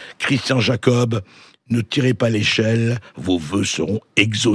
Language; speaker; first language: French; native; French